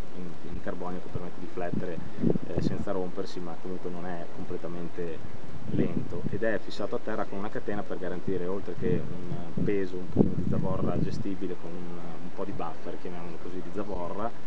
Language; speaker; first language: Italian; native; Italian